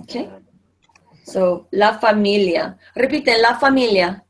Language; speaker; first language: Spanish; non-native, fluent; English